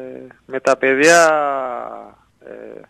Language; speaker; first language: Greek; non-native, learner; Spanish